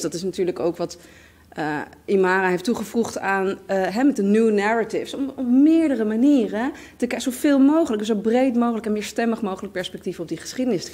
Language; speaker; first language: Dutch; native; Dutch